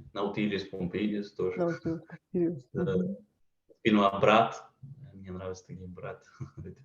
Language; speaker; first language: Russian; non-native, fluent; Swedish